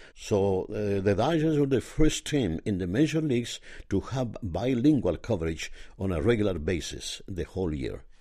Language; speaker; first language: English; non-native, fluent; Spanish